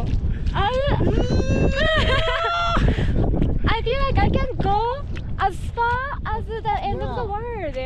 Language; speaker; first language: English; non-native, fluent; Japanese